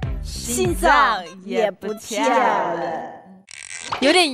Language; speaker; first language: Chinese; native; Chinese